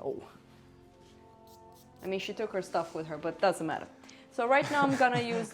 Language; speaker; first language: English; non-native, fluent; Romanian